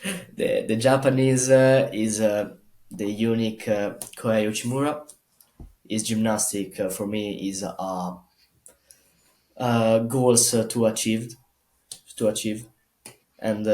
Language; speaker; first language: English; non-native, learner; Italian